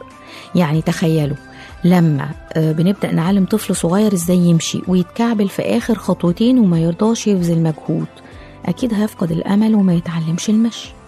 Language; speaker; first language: Arabic; native; Arabic